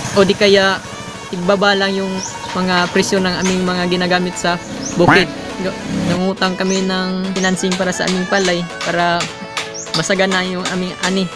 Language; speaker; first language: Filipino; non-native, local second language; Cebuano